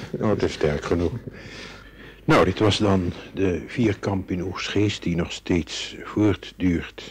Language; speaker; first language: Dutch; native; Dutch